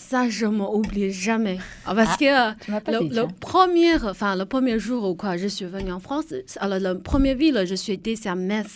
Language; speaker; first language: French; non-native, fluent; Chinese